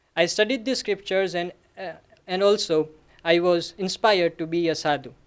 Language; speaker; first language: English; non-native, local second language; Gujarati